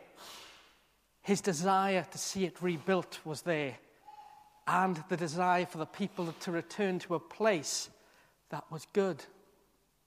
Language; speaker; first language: English; native; English